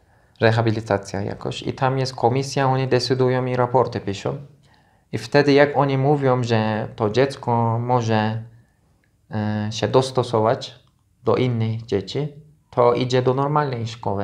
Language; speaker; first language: Polish; non-native, learner; Turkish